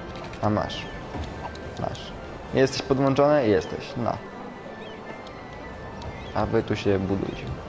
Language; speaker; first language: Polish; native; Polish